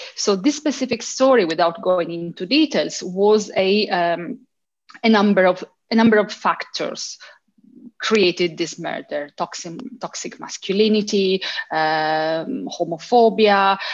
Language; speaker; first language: English; early bilingual, heritage; Italian